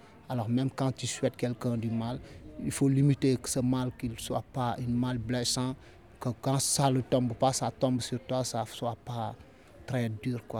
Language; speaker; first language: French; non-native, local second language; Fula